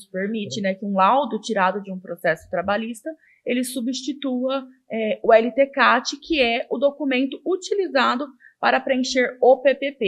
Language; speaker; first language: Portuguese; native; Portuguese